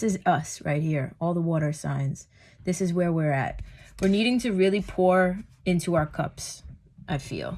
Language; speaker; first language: English; native; English